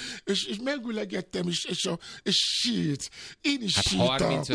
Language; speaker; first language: Hungarian; non-native, learner; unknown